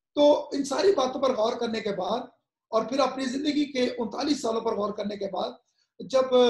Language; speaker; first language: Urdu; native; Urdu